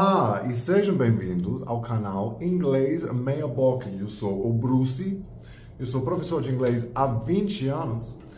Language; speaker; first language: Portuguese; non-native, fluent; English